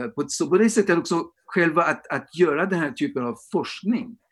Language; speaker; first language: Swedish; non-native, fluent; French